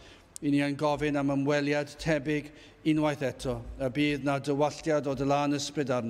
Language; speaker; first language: Welsh; native; Welsh